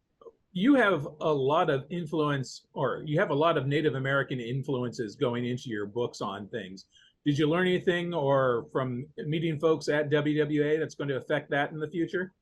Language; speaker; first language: English; native; English